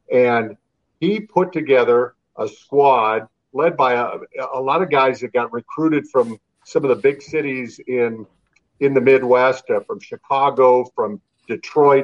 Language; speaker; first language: English; native; English